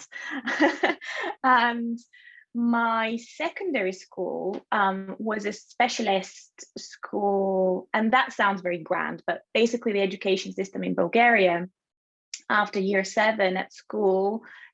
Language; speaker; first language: English; non-native, fluent; Bulgarian